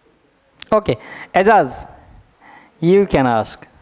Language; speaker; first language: English; non-native, fluent; Hindi